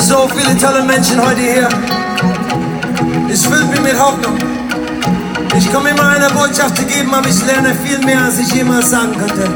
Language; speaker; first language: German; non-native, fluent; English